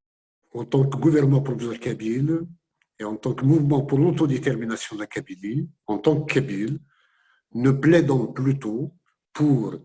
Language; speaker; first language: French; non-native, local second language; Kabyle